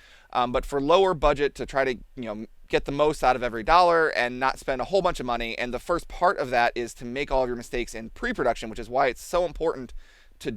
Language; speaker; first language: English; native; English